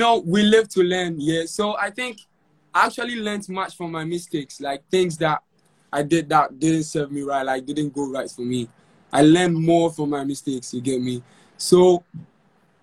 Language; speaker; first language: English; non-native, local second language; Akan